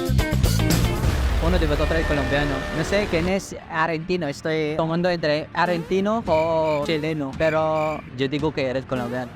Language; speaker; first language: Spanish; non-native, fluent; Filipino